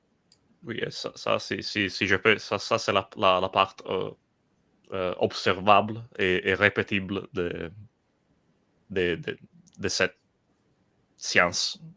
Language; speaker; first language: French; non-native, learner; Italian